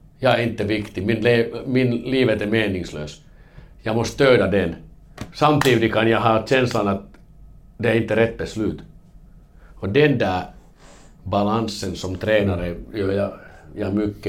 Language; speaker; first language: Swedish; non-native, learner; Finnish